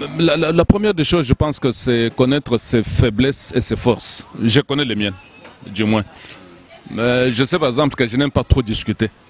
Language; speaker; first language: French; non-native, local second language; Lingala